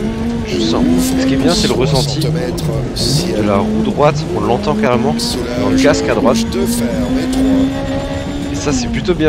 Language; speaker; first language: French; native; French